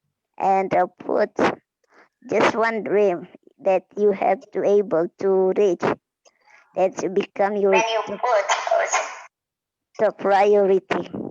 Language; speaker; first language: English; non-native, fluent; Indonesian